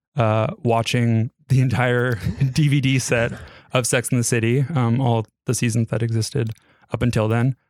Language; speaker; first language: English; native; English